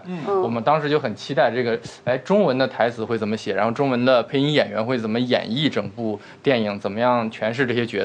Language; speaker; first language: Chinese; native; Chinese